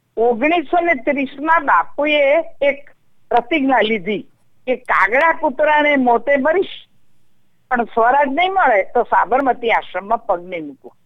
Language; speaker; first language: Gujarati; native; Gujarati